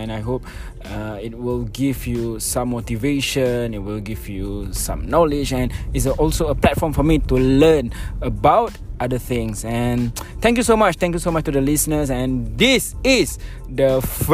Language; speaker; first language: English; non-native, local second language; Malay